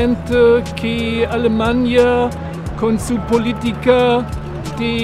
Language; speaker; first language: Spanish; non-native, learner; German